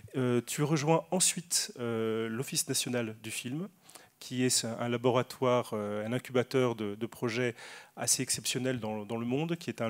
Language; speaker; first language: French; native; French